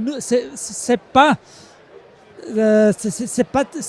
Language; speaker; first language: French; non-native, local second language; German